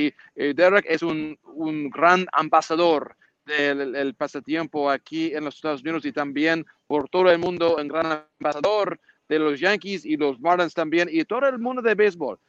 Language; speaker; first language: Spanish; non-native, learner; English